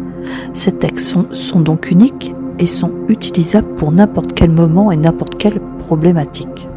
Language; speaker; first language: French; native; French